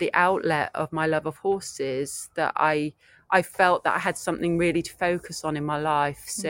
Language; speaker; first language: English; native; English